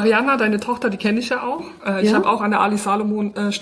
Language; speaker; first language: German; native; German